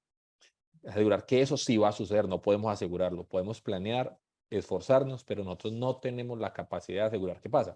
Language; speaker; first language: Spanish; native; Spanish